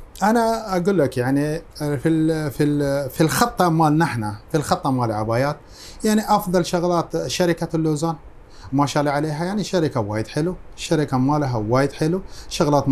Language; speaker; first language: Arabic; non-native, fluent; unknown